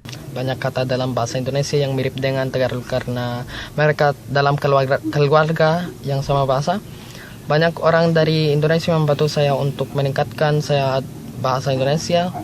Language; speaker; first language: Indonesian; non-native, learner; Filipino